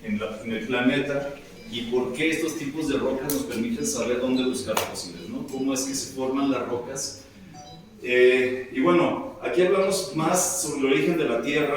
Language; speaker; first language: Spanish; native; Spanish